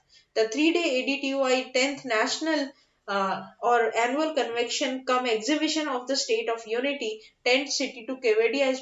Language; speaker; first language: English; non-native, local second language; Hindi